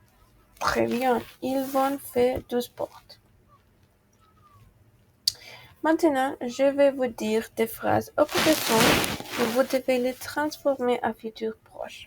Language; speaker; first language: French; non-native, fluent; Spanish